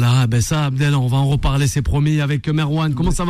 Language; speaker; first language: French; native; French